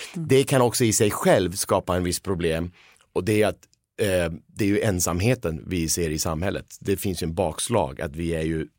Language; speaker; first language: Swedish; early bilingual, other home language; Persian